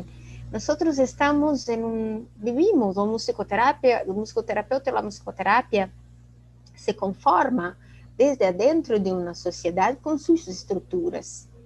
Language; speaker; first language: Spanish; non-native, fluent; Portuguese